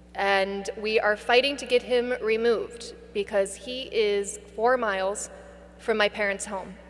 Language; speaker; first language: English; native; English